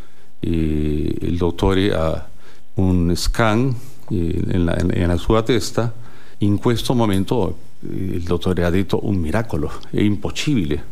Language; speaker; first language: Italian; non-native, learner; Spanish